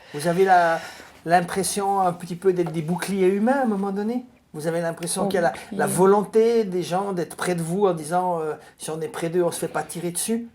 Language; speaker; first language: French; native; French